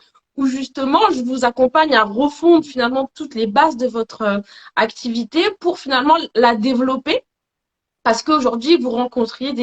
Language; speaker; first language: French; native; French